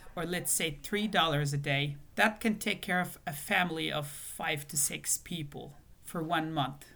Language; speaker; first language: English; non-native, fluent; Persian